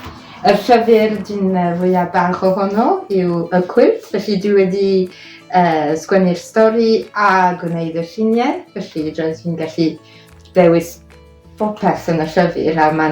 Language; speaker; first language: Welsh; non-native, fluent; French